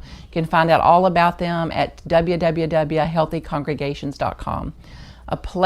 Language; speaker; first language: English; native; English